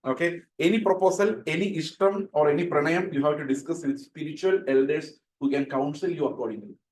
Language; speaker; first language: English; non-native, local second language; Malayalam